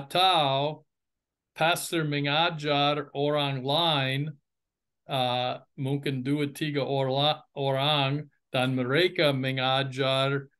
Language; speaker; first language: Indonesian; non-native, fluent; English